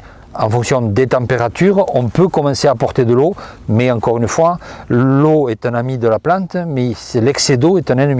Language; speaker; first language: French; native; French